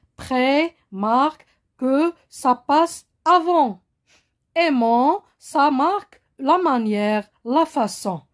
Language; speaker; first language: French; non-native, local second language; Arabic